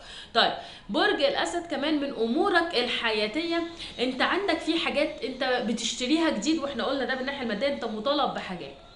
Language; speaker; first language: Arabic; native; Arabic